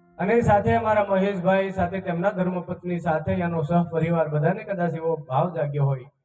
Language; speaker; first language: Gujarati; non-native, local second language; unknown